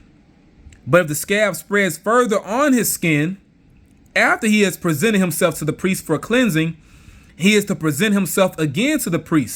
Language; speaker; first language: English; native; English